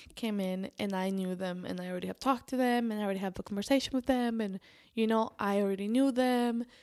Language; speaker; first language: English; non-native, fluent; Spanish